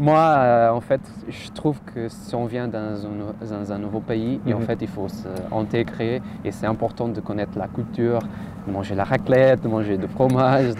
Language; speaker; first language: French; non-native, fluent; Portuguese